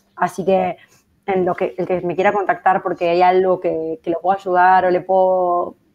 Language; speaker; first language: Spanish; native; Spanish